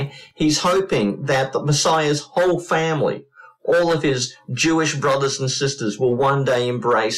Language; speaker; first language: English; native; English